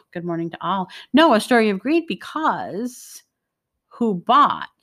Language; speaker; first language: English; native; English